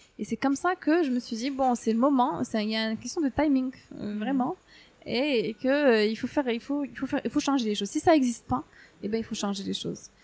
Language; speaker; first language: French; non-native, local second language; Arabic